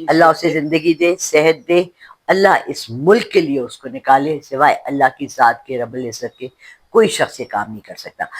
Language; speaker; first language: Urdu; native; Urdu